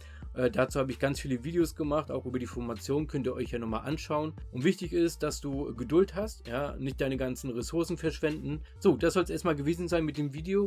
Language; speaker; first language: German; native; German